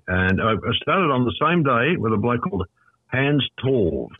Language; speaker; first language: English; native; English